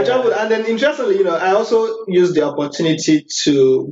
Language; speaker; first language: English; non-native, local second language; Yoruba